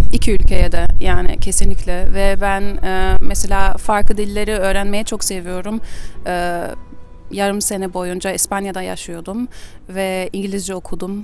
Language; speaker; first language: Turkish; early bilingual, heritage; German